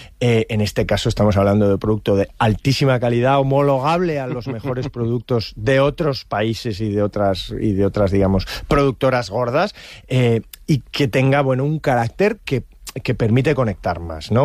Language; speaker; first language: Spanish; native; Spanish